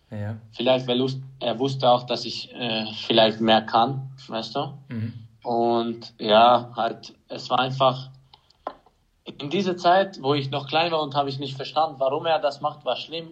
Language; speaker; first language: German; non-native, fluent; Hungarian